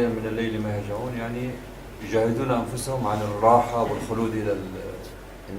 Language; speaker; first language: Arabic; native; Arabic